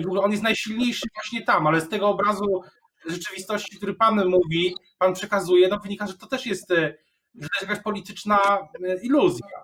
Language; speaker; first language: Polish; native; Polish